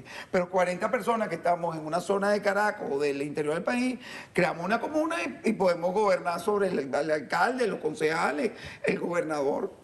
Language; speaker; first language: Spanish; native; Spanish